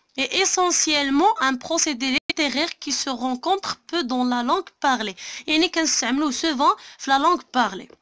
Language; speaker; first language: French; non-native, local second language; Arabic